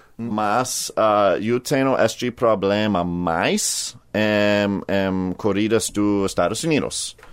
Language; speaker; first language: Portuguese; non-native, learner; English